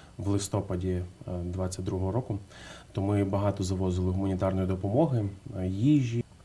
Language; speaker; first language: Ukrainian; native; Ukrainian